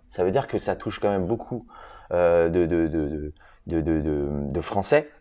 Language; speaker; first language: French; native; French